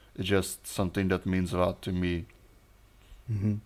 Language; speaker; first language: English; non-native, fluent; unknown